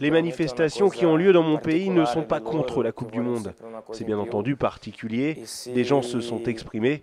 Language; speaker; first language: French; native; French